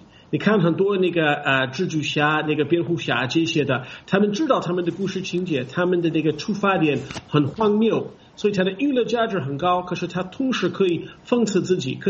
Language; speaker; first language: Chinese; non-native, fluent; English